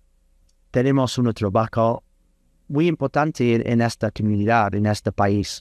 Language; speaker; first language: Spanish; non-native, learner; English